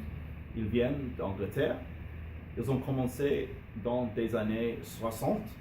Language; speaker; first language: French; non-native, learner; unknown